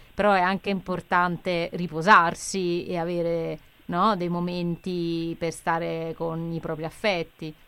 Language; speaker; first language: Italian; native; Italian